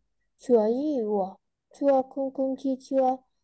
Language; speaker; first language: Chinese; non-native, learner; Vietnamese